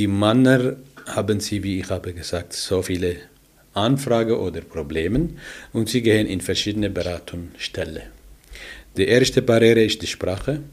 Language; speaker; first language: German; non-native, learner; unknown